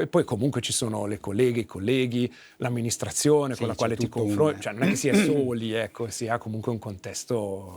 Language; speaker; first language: Italian; native; Italian